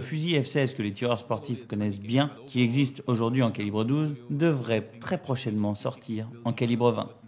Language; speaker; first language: French; native; French